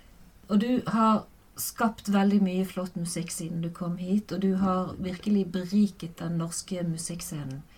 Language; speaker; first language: Norwegian; native; Norwegian